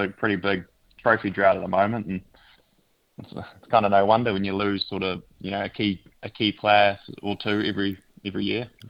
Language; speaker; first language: English; native; English